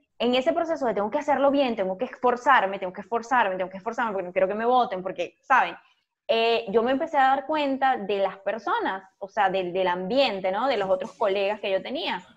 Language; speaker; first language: Spanish; native; Spanish